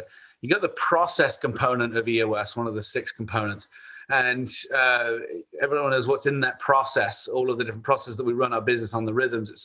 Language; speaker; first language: English; native; English